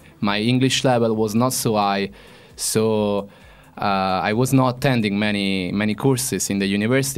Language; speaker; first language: English; non-native, fluent; Italian